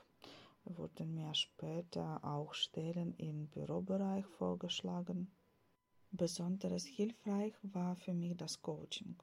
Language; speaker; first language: German; non-native, fluent; Ukrainian